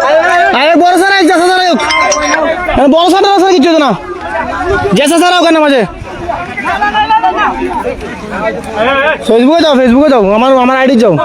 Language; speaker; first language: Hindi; non-native, learner; Bangla